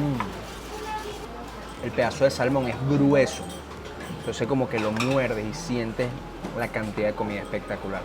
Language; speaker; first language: Spanish; native; Spanish